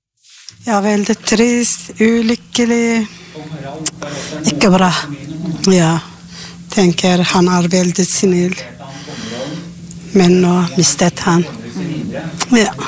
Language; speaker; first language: Norwegian; non-native, learner; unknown